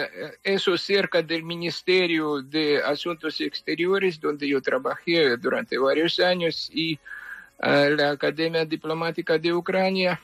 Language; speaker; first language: Spanish; non-native, fluent; Ukrainian